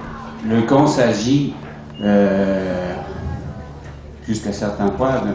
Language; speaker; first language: French; non-native, fluent; English